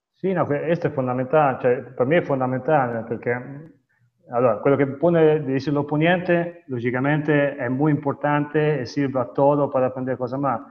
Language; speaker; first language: Spanish; non-native, learner; Italian